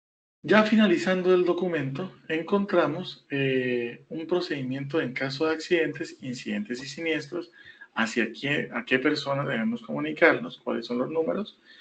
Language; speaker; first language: Spanish; native; Spanish